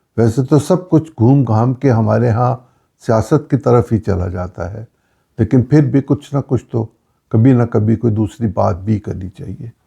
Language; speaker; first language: Urdu; non-native, local second language; Punjabi